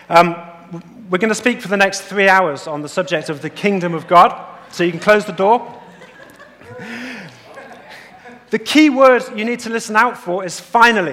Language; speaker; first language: English; native; English